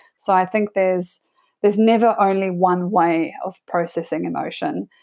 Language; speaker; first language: English; native; English